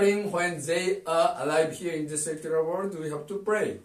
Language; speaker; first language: English; non-native, learner; Japanese